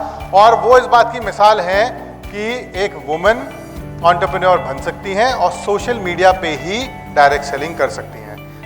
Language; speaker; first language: Hindi; native; Hindi